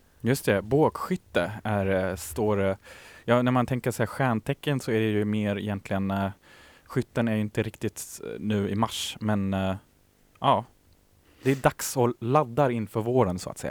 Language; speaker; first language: Swedish; native; Swedish